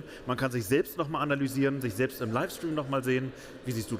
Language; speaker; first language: German; native; German